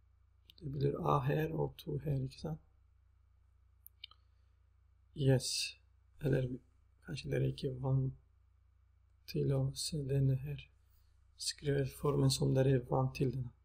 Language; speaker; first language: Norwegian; non-native, fluent; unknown